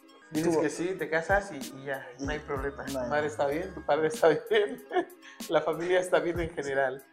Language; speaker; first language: Spanish; native; Spanish